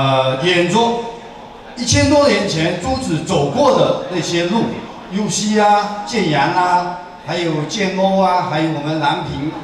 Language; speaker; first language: Chinese; native; Chinese